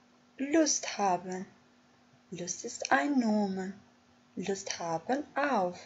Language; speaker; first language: German; non-native, fluent; Albanian